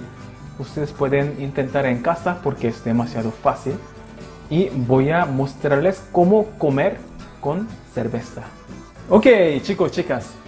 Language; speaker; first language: Spanish; non-native, local second language; Korean